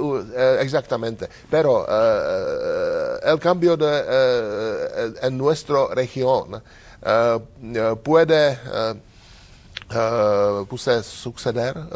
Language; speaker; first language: Spanish; non-native, learner; Czech